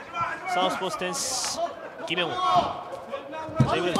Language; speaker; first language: Korean; native; Korean